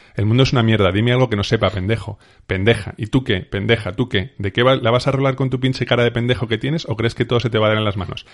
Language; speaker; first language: Spanish; native; Spanish